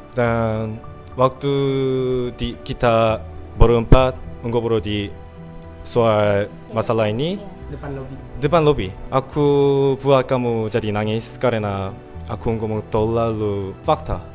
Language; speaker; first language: Indonesian; non-native, learner; Korean